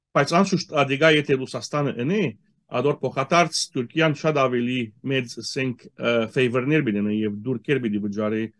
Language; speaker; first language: Armenian; early bilingual, heritage; Armenian